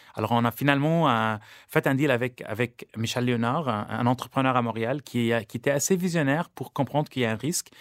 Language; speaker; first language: French; non-native, local second language; Arabic